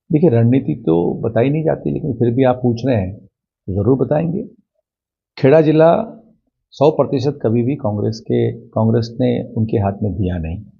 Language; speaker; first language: Hindi; native; Hindi